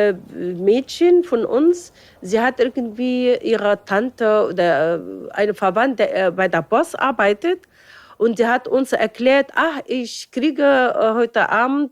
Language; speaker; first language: German; non-native, fluent; Arabic